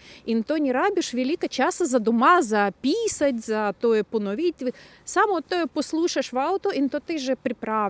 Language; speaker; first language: Slovenian; non-native, local second language; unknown